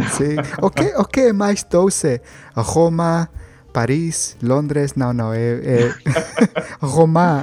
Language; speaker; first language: Portuguese; non-native, learner; Spanish